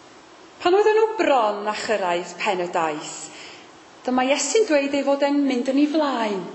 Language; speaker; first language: Welsh; native; Welsh